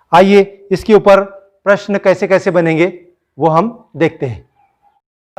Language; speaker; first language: Hindi; non-native, local second language; Marathi